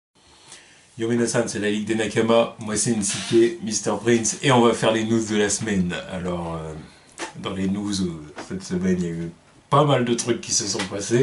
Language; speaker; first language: French; native; French